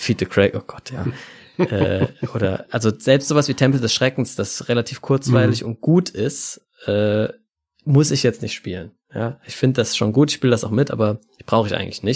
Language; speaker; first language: German; native; German